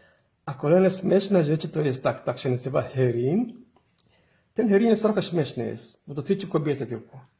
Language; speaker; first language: Polish; non-native, fluent; Somali